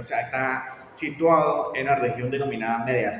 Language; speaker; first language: Spanish; native; Spanish